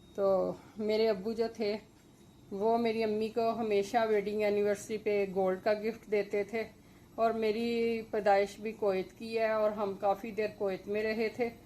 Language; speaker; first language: Urdu; native; Urdu